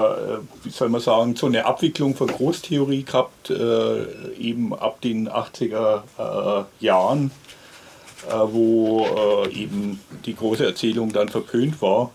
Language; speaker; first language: German; native; German